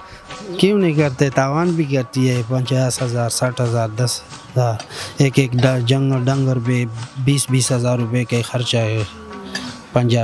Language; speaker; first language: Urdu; non-native, local second language; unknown